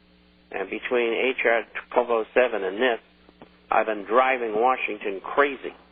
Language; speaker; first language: English; native; English